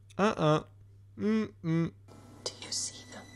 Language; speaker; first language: English; native; English